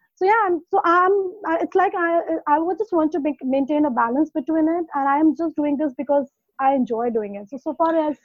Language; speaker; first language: English; non-native, local second language; Hindi